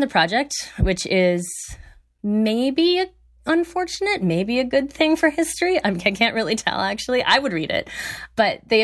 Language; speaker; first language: English; native; English